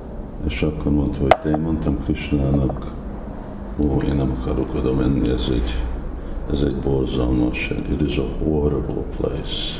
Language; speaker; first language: Hungarian; non-native, fluent; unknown